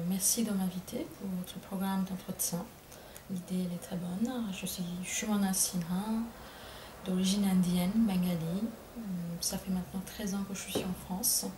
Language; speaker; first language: French; non-native, fluent; Bangla